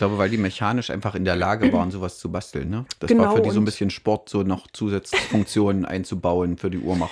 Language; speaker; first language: German; native; German